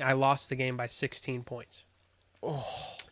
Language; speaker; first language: English; native; English